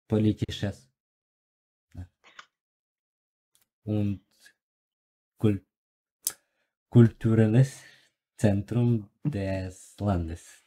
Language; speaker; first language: German; non-native, learner; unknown